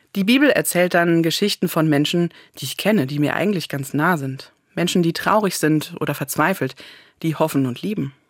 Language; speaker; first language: German; native; German